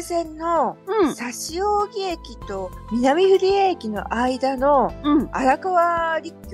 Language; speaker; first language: Japanese; native; Japanese